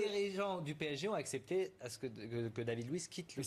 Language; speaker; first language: French; native; French